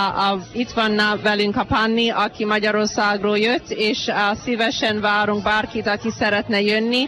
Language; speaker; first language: Hungarian; early bilingual, heritage; Hungarian